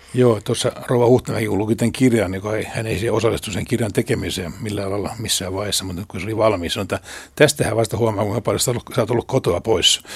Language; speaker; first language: Finnish; native; Finnish